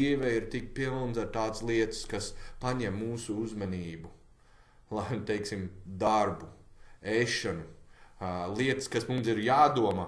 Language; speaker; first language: Latvian; non-native, learner; English